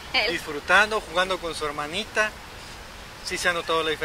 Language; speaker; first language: Spanish; native; Spanish